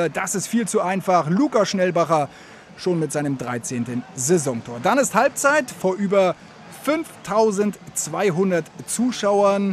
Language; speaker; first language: German; native; German